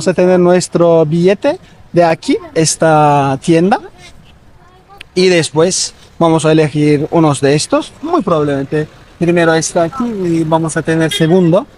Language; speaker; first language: Spanish; non-native, learner; Turkish